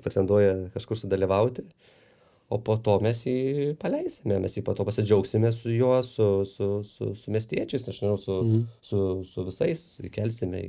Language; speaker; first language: Lithuanian; native; Lithuanian